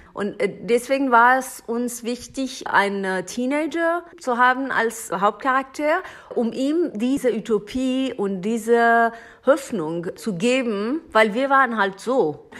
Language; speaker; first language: German; non-native, learner; Persian